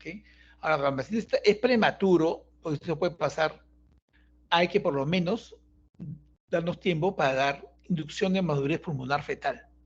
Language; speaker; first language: Spanish; native; Spanish